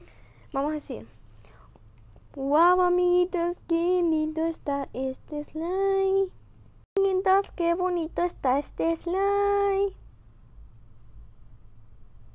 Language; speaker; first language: Spanish; native; Spanish